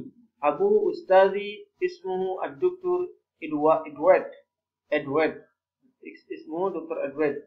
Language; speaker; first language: Arabic; non-native, fluent; Indonesian